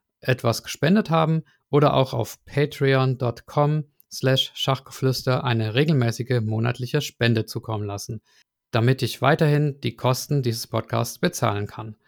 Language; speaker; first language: German; native; German